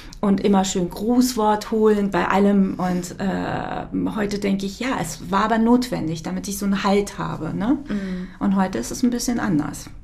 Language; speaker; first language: German; early bilingual, other home language; Kurdish